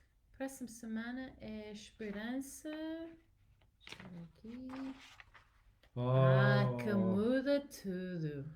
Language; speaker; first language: Portuguese; non-native, learner; English